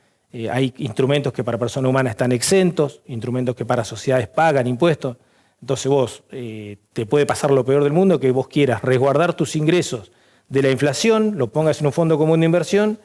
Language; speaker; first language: Spanish; native; Spanish